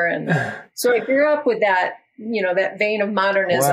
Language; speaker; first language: English; native; English